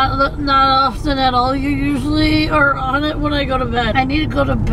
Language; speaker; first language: English; native; English